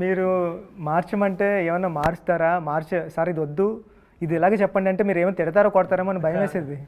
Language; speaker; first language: Telugu; native; Telugu